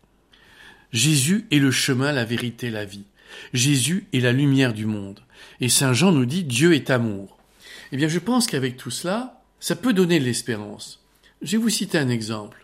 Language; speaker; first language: French; native; French